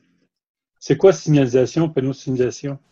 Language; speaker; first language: French; native; French